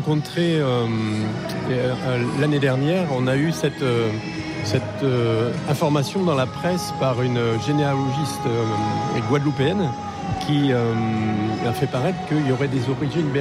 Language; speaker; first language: French; native; French